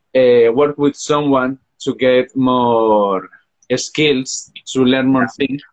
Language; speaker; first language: English; non-native, fluent; Spanish